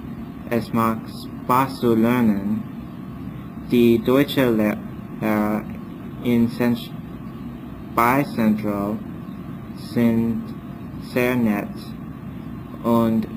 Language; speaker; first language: German; non-native, learner; English